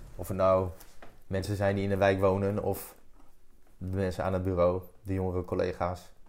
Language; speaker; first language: Dutch; native; Dutch